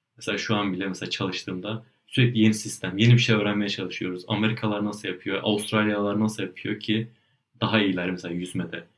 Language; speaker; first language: Turkish; native; Turkish